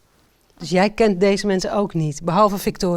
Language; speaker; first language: Dutch; non-native, local second language; Western Frisian